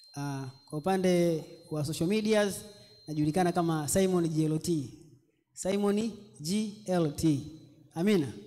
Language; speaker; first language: Swahili; native; Swahili